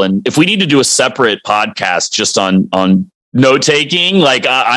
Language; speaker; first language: English; native; English